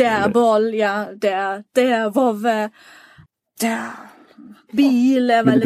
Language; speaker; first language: Swedish; non-native, fluent; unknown